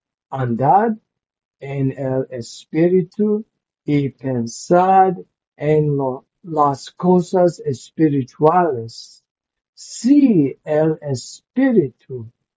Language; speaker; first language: Spanish; non-native, learner; English